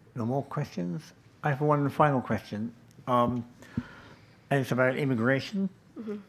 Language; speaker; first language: English; native; English